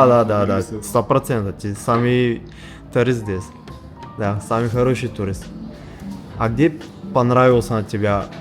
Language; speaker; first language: Russian; non-native, learner; Bulgarian